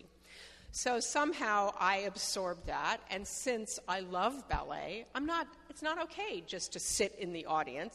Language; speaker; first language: English; native; English